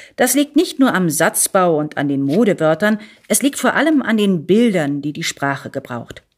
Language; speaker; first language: German; early bilingual, other home language; Italian